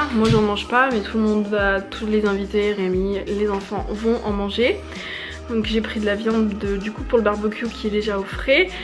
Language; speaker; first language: French; native; French